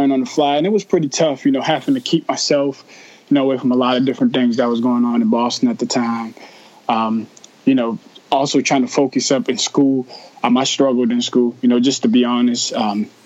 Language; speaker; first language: English; native; English